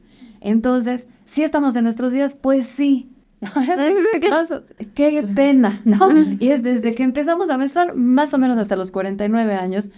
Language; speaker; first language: Spanish; native; Spanish